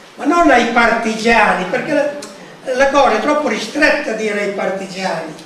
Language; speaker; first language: Italian; native; Italian